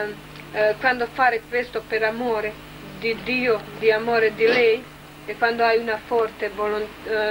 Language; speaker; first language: Italian; non-native, learner; Croatian